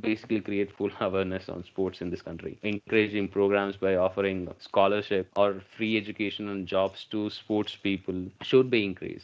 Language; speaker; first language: English; non-native, local second language; Kannada